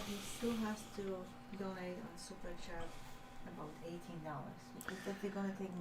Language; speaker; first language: English; native; English